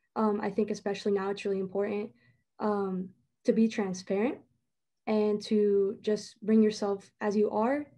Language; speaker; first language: English; native; English